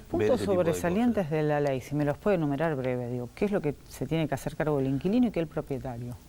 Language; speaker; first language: Spanish; native; Spanish